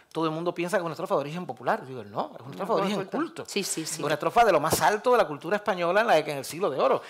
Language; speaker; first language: Spanish; native; Spanish